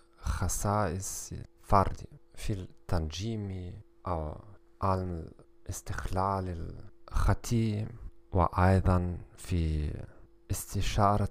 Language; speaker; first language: Arabic; non-native, learner; German